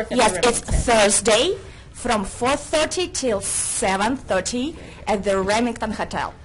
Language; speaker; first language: English; non-native, fluent; Russian